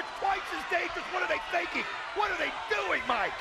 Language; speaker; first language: English; native; English